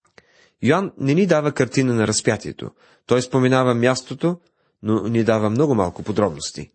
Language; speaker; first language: Bulgarian; native; Bulgarian